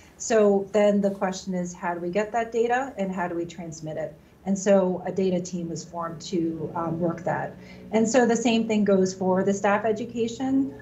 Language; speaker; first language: English; native; English